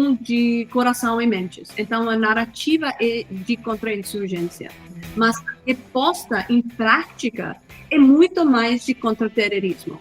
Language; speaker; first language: Portuguese; non-native, fluent; Hindi